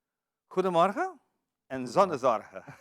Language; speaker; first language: Dutch; non-native, local second language; Papiamento